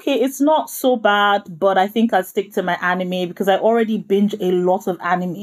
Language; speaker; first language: English; non-native, local second language; Yoruba